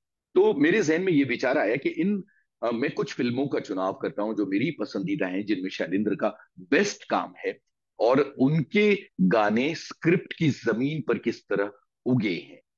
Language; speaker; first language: Hindi; native; Hindi